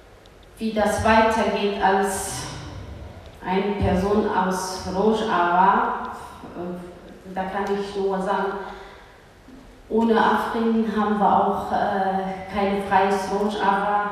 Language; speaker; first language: German; early bilingual, other home language; Kurdish